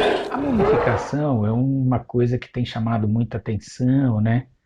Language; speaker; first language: Portuguese; native; Portuguese